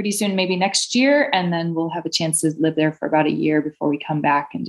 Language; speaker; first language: English; native; English